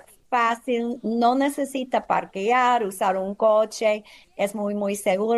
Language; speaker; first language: Spanish; non-native, fluent; English